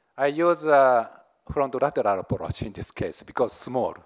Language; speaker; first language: English; non-native, learner; Japanese